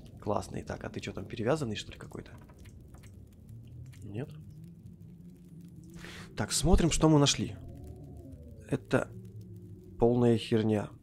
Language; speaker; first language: Russian; native; Russian